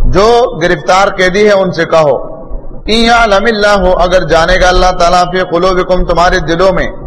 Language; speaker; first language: Urdu; non-native, local second language; Pashto